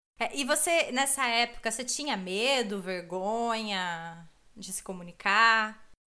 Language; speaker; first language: Portuguese; native; Portuguese